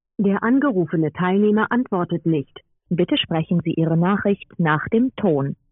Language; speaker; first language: German; early bilingual, other home language; Russian